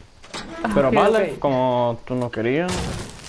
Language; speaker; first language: Spanish; non-native, learner; English